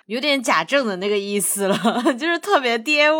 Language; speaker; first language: Chinese; native; Chinese